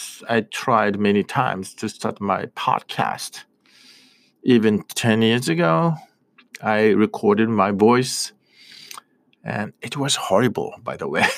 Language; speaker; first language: English; non-native, fluent; Japanese